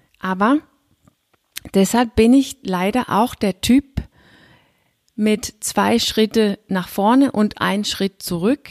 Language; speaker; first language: German; non-native, fluent; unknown